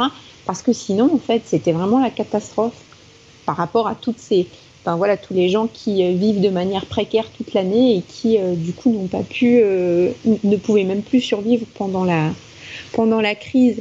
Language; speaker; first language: French; native; French